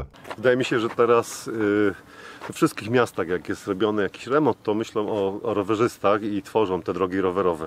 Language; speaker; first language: Polish; native; Polish